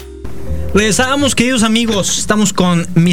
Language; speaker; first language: Spanish; native; Spanish